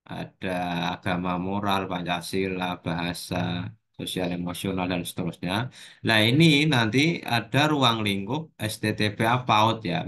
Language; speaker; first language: Indonesian; non-native, local second language; Javanese